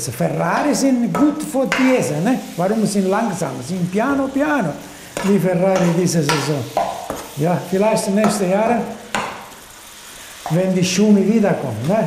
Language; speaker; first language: German; non-native, learner; Italian